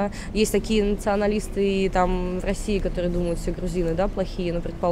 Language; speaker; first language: Russian; native; Russian